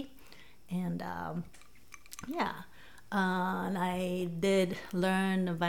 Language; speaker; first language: English; non-native, fluent; Japanese